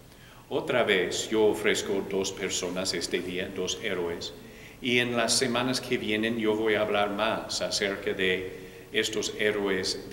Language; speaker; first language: Spanish; non-native, fluent; English